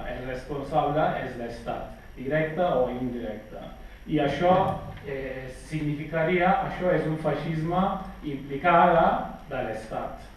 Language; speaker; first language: Catalan; non-native, fluent; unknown